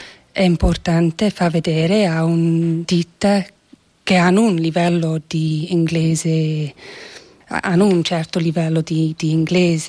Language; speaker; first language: Italian; non-native, fluent; English